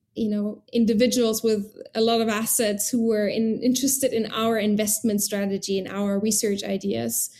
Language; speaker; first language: English; non-native, fluent; German